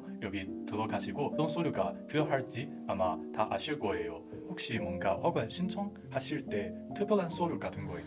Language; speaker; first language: Korean; non-native, fluent; Chinese